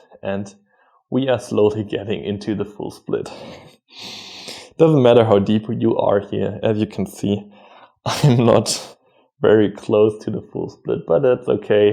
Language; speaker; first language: English; non-native, fluent; German